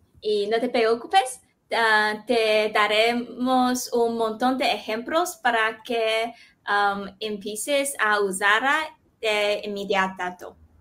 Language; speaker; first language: Spanish; non-native, fluent; Chinese